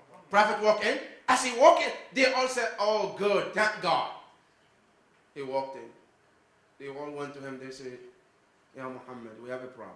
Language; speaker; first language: English; non-native, fluent; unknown